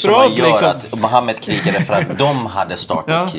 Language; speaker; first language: Swedish; early bilingual, other home language; Persian